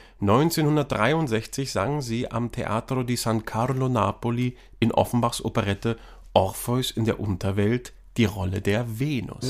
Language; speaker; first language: German; native; German